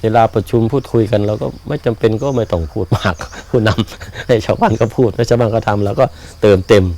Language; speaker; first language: Thai; native; Thai